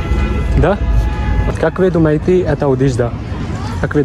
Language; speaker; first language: Russian; non-native, learner; Urdu